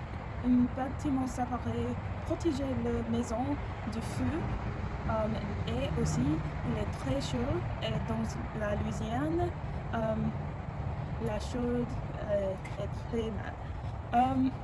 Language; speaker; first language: French; non-native, learner; English